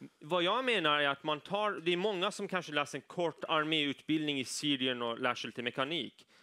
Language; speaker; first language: Swedish; early bilingual, other home language; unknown